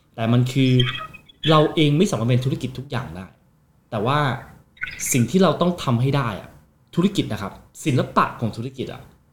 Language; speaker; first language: Thai; non-native, fluent; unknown